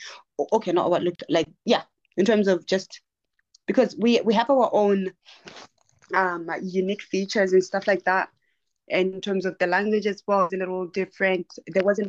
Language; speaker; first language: English; non-native, local second language; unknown